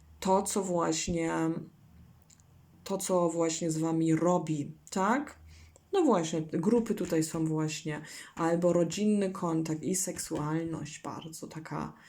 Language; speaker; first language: Polish; non-native, learner; German